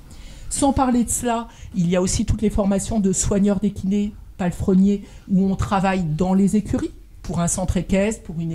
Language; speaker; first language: French; native; French